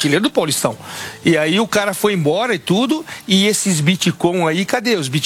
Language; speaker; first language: Portuguese; native; Portuguese